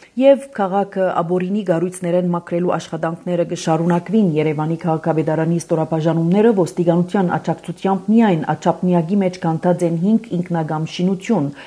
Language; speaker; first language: Armenian; early bilingual, heritage; Armenian